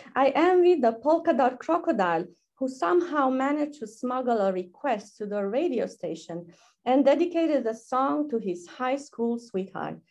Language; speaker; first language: English; non-native, fluent; Romanian